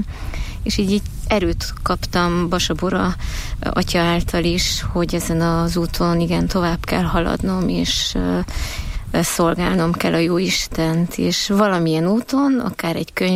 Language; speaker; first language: Hungarian; native; Hungarian